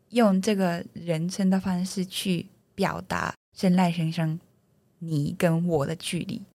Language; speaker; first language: Chinese; non-native, fluent; Japanese